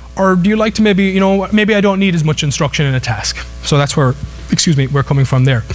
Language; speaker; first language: English; native; English